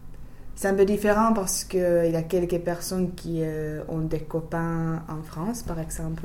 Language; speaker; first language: French; non-native, fluent; Finnish